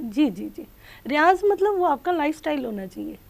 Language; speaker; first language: Hindi; native; Hindi